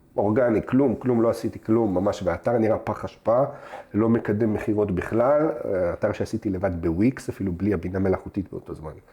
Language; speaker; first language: Hebrew; early bilingual, other home language; Russian